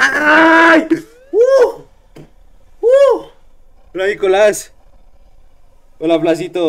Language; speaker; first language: Spanish; native; Spanish